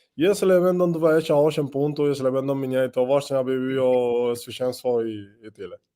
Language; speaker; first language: Polish; non-native, learner; Spanish